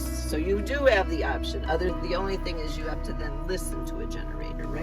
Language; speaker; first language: English; native; English